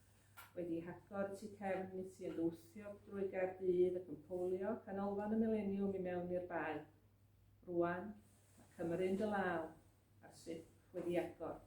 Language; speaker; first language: Welsh; native; Welsh